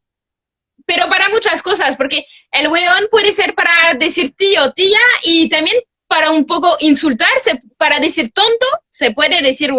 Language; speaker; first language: Spanish; non-native, fluent; French